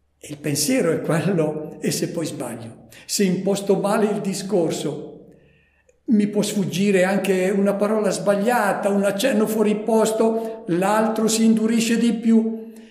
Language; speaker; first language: Italian; native; Italian